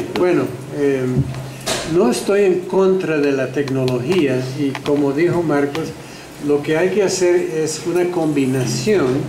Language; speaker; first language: Spanish; non-native, fluent; English